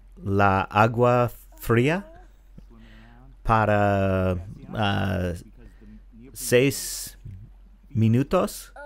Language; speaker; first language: Spanish; non-native, learner; English